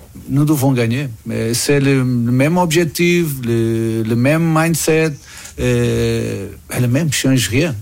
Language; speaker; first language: French; non-native, learner; Portuguese